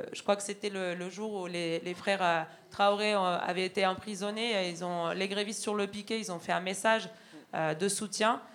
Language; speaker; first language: French; non-native, fluent; Spanish